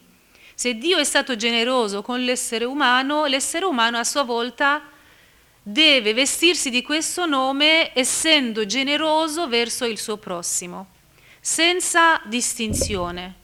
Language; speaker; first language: Italian; non-native, fluent; Persian